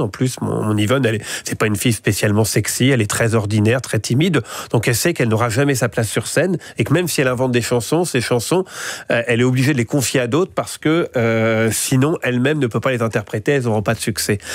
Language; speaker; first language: French; native; French